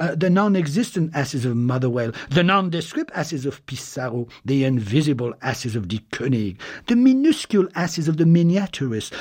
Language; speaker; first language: English; non-native, fluent; French